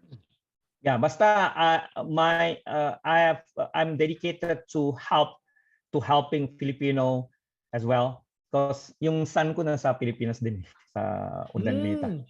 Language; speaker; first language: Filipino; non-native, fluent; Indonesian